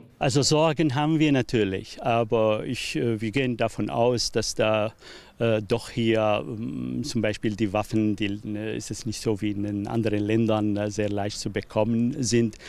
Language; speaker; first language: German; non-native, fluent; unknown